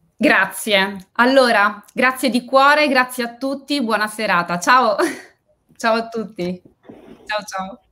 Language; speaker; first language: Italian; native; Italian